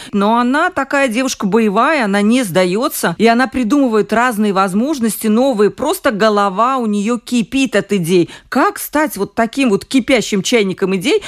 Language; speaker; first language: Russian; native; Russian